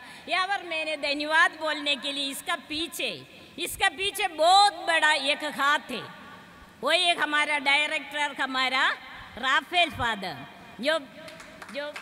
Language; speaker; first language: Hindi; non-native, local second language; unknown